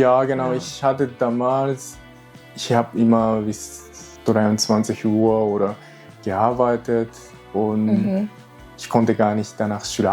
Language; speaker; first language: German; non-native, learner; Japanese